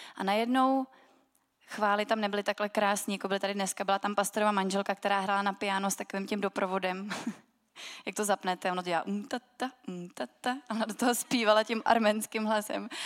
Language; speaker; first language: Czech; native; Czech